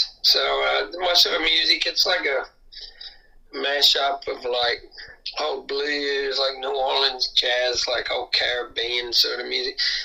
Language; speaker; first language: English; native; English